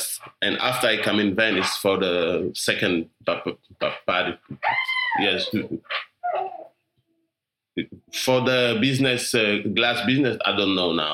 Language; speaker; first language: English; non-native, learner; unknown